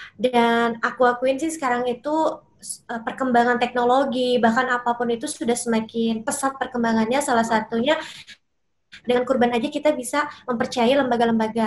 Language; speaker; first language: Indonesian; native; Indonesian